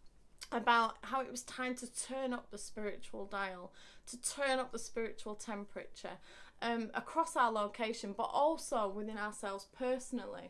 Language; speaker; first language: English; native; English